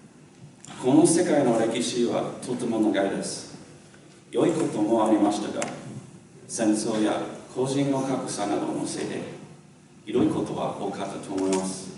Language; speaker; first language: Japanese; non-native, learner; English